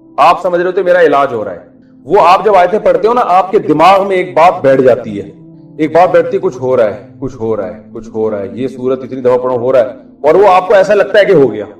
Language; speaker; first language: Urdu; native; Urdu